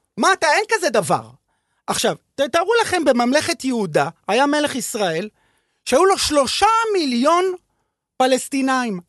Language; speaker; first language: Hebrew; native; Hebrew